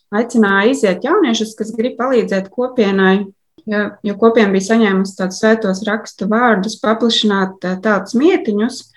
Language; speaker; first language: Latvian; native; Latvian